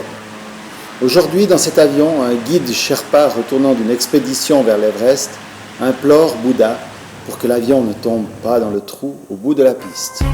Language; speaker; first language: French; native; French